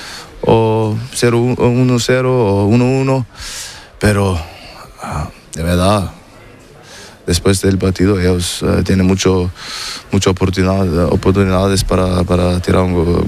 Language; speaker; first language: Spanish; non-native, learner; German